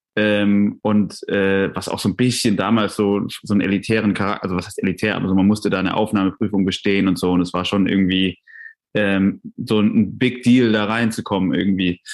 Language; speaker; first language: German; native; German